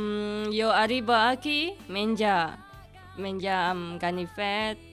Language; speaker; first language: Catalan; non-native, learner; Indonesian